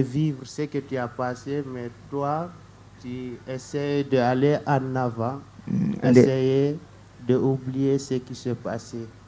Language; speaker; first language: French; non-native, learner; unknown